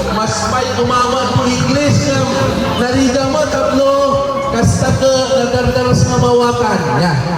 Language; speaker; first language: Filipino; non-native, local second language; Iloko